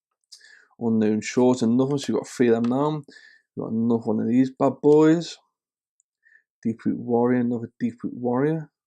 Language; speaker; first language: English; native; English